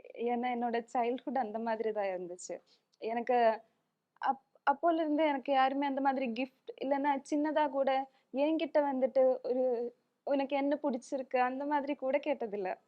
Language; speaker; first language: Tamil; non-native, local second language; Malayalam